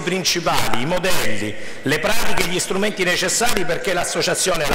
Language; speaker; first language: Italian; native; Italian